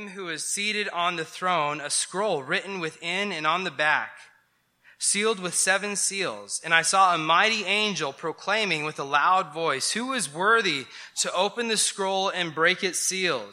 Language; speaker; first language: English; native; English